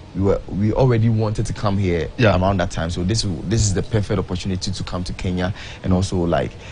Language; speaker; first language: English; non-native, local second language; Akan